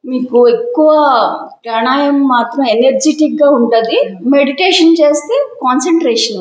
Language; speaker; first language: Telugu; native; Telugu